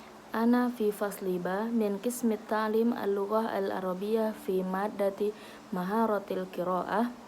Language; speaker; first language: Arabic; non-native, learner; Indonesian